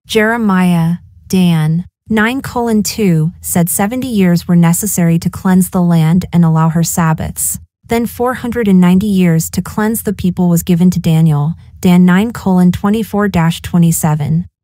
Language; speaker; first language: English; native; English